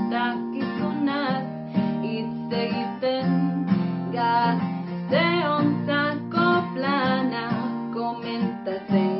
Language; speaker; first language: Basque; non-native, local second language; Spanish